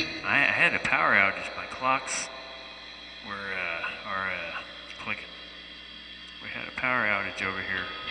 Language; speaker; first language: English; native; English